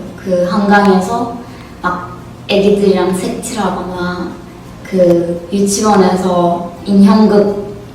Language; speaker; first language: Korean; non-native, fluent; Turkish